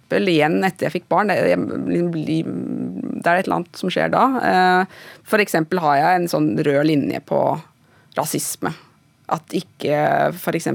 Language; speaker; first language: Norwegian; native; Norwegian